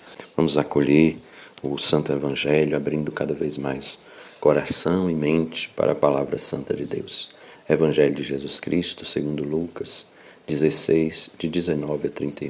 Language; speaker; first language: Portuguese; native; Portuguese